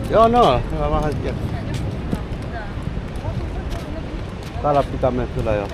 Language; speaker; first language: Finnish; non-native, learner; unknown